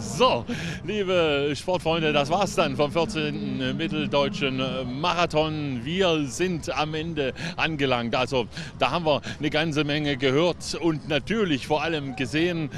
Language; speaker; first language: German; native; German